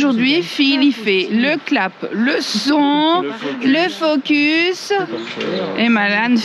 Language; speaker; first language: French; native; French